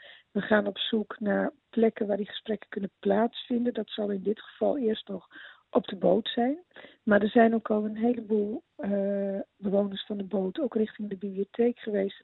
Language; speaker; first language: Dutch; native; Dutch